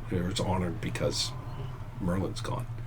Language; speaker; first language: English; native; English